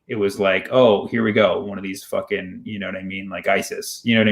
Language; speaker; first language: English; early bilingual, other home language; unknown